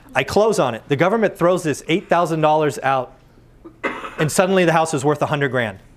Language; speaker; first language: English; native; English